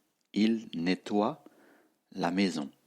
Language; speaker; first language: French; non-native, fluent; Tibetan